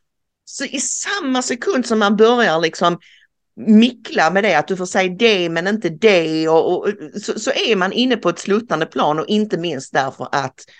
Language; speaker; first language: Swedish; native; Swedish